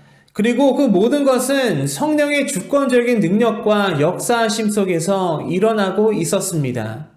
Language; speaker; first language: Korean; native; Korean